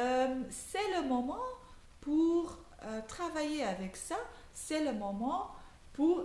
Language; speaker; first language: French; non-native, local second language; Dutch